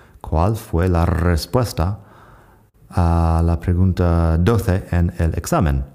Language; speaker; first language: Spanish; non-native, fluent; English